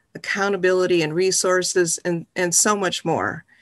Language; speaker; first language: English; native; English